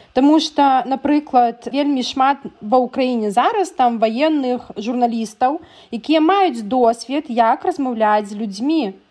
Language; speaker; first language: Belarusian; non-native, local second language; Russian